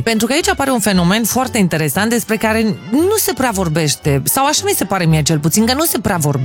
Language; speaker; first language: Romanian; native; Romanian